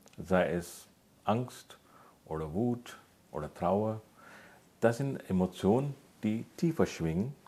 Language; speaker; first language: German; non-native, fluent; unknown